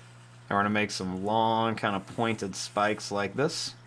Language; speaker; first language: English; native; English